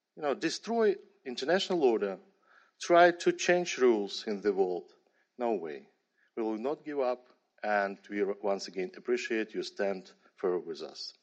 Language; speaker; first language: English; non-native, fluent; Ukrainian